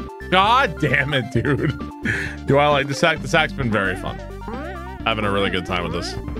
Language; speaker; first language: English; native; English